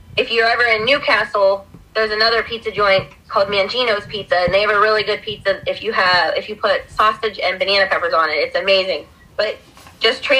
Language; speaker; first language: English; native; English